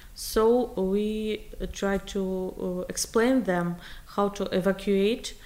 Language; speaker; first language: English; non-native, learner; Ukrainian